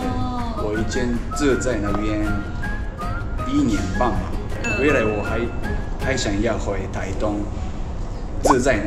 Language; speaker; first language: Chinese; non-native, learner; Japanese